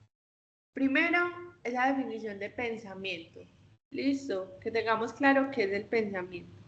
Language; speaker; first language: Spanish; native; Spanish